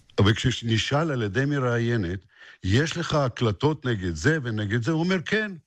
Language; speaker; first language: Hebrew; non-native, fluent; Russian